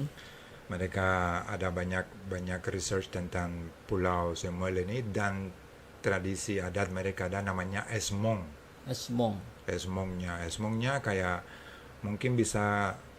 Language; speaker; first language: Indonesian; non-native, fluent; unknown